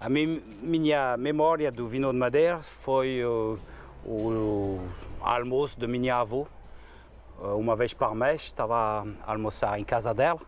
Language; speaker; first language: Portuguese; non-native, fluent; French